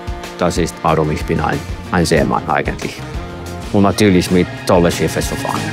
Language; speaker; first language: German; non-native, fluent; Finnish